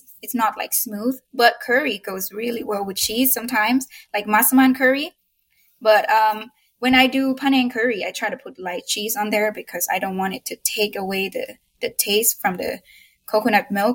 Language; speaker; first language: English; non-native, fluent; Thai